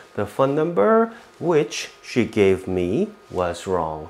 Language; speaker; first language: English; non-native, fluent; Korean